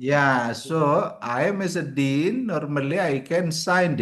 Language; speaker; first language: English; non-native, learner; Indonesian